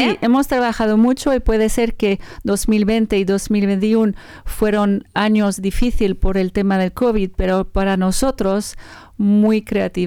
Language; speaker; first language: Spanish; non-native, learner; French